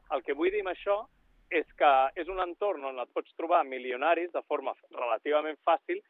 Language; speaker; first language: Catalan; native; Catalan